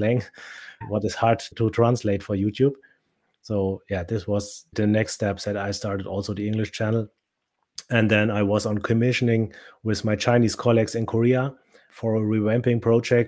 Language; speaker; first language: English; non-native, fluent; German